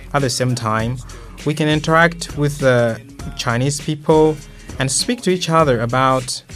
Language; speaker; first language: English; non-native, local second language; Nyanja